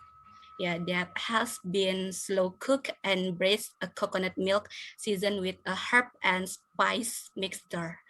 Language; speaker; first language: English; non-native, learner; Indonesian